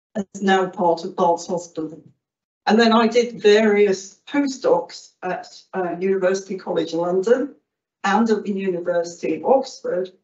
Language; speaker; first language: English; native; English